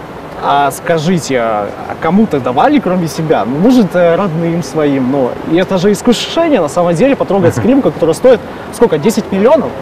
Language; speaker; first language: Russian; native; Russian